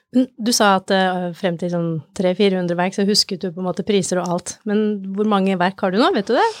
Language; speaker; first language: Norwegian; native; Norwegian